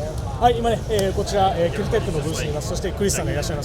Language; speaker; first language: Japanese; native; Japanese